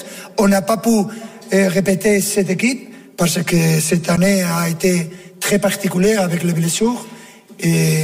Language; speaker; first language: French; non-native, fluent; Spanish